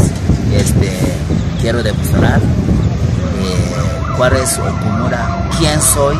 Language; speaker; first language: Spanish; non-native, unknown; Japanese